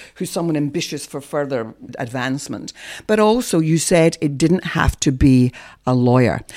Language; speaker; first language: English; native; English